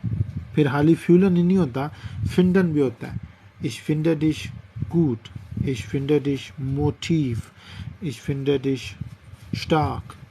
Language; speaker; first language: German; non-native, learner; Urdu